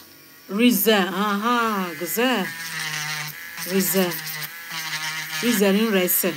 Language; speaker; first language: Turkish; non-native, learner; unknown